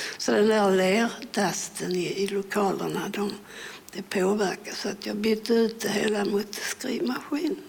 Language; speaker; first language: Swedish; early bilingual, other home language; English